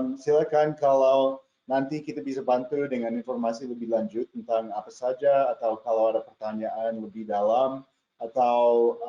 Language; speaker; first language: Indonesian; non-native, fluent; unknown